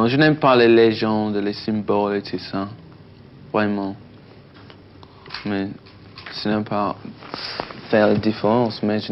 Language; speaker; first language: French; non-native, learner; English